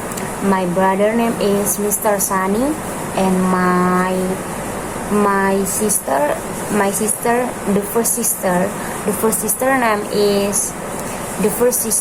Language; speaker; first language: English; non-native, learner; Indonesian